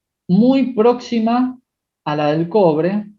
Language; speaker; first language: Spanish; native; Spanish